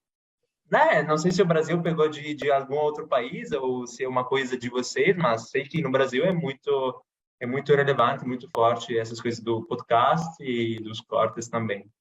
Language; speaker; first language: Portuguese; non-native, fluent; Italian